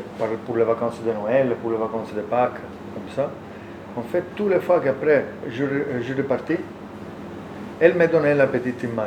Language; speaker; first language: French; non-native, learner; Italian